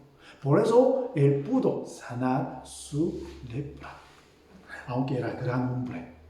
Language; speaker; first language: Spanish; non-native, fluent; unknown